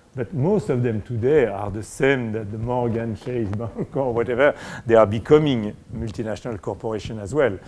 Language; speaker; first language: English; non-native, fluent; French